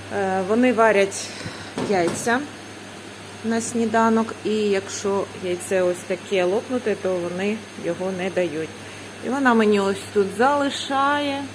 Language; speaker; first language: Ukrainian; native; Ukrainian